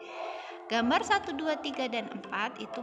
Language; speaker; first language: Indonesian; native; Indonesian